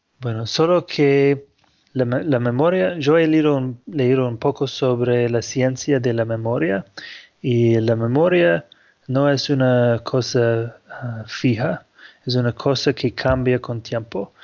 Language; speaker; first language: Spanish; non-native, fluent; English